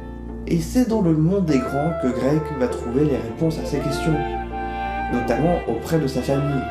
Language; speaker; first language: French; native; French